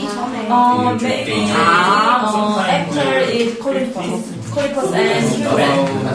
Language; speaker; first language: English; non-native, learner; Korean